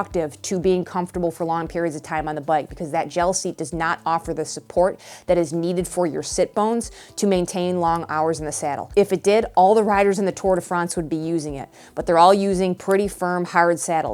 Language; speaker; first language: English; native; English